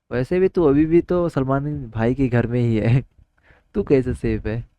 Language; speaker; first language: Hindi; native; Hindi